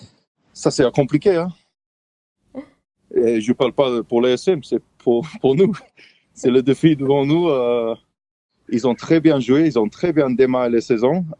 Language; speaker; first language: French; non-native, fluent; English